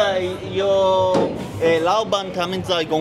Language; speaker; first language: Chinese; non-native, learner; Hebrew